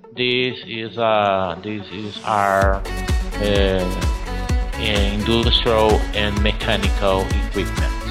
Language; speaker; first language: English; non-native, learner; Portuguese